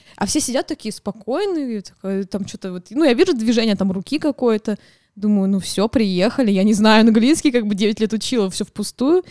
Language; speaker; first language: Russian; native; Russian